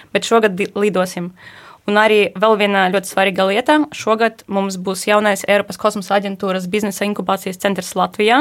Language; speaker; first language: Latvian; non-native, fluent; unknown